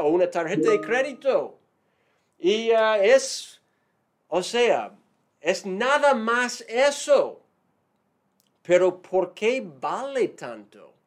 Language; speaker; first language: Spanish; non-native, fluent; English